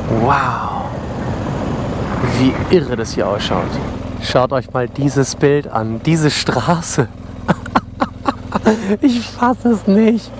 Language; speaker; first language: German; native; German